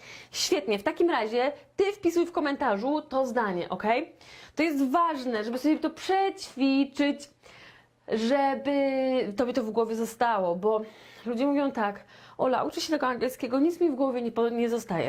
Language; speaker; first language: Polish; native; Polish